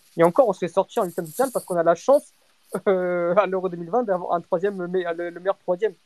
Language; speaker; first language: French; early bilingual, other home language; Portuguese